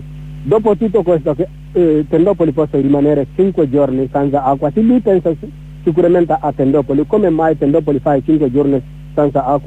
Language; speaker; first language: Italian; non-native, learner; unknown